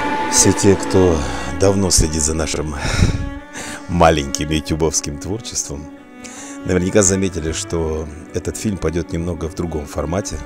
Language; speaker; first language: Russian; native; Russian